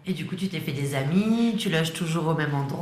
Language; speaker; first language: French; native; French